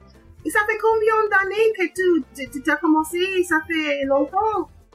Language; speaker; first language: French; non-native, learner; English